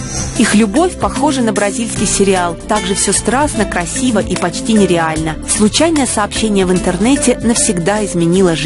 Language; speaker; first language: Russian; native; Russian